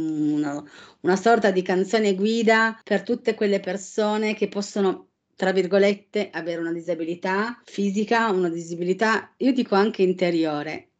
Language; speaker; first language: Italian; native; Italian